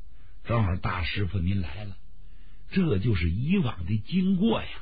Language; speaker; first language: Chinese; native; Chinese